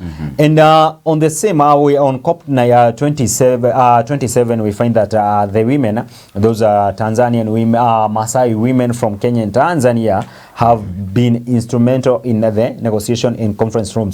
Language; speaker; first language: English; non-native, local second language; Swahili